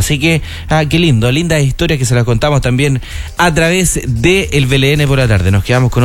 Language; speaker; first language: Spanish; native; Spanish